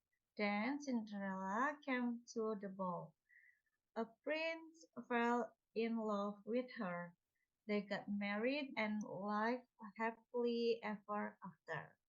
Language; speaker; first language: English; non-native, learner; Indonesian